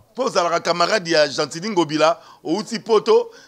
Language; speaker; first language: French; non-native, local second language; Lingala